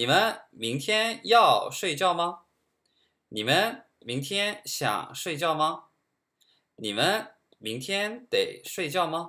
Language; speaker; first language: Chinese; non-native, fluent; Korean